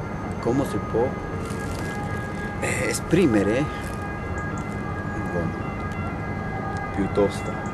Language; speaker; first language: Italian; non-native, learner; Spanish